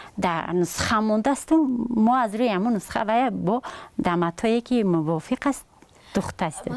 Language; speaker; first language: Tajik; non-native, local second language; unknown